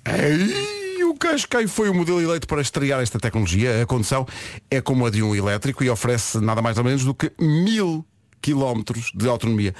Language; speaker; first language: Portuguese; native; Portuguese